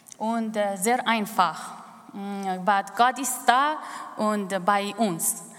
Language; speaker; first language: German; non-native, learner; Kurdish